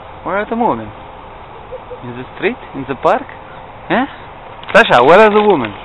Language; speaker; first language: English; non-native, fluent; French